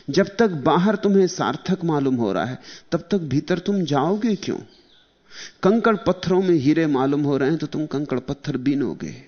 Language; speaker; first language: Hindi; native; Hindi